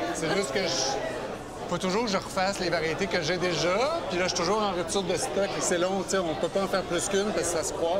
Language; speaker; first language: French; native; French